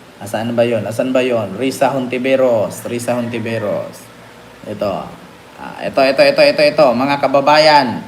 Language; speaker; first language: Filipino; native; Filipino